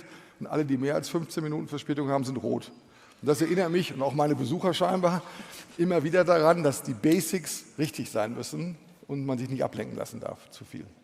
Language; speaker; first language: German; native; German